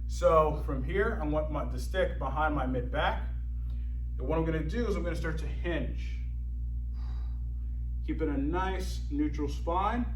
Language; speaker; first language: English; native; English